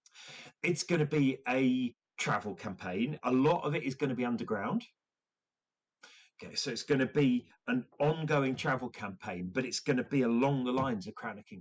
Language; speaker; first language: English; native; English